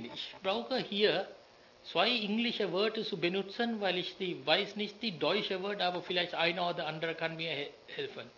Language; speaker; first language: German; non-native, learner; Sinhala